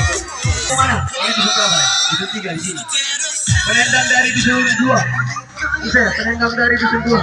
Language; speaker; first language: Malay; non-native, local second language; Batak Toba